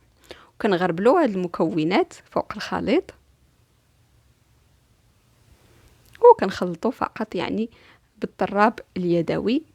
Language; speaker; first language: Arabic; native; Arabic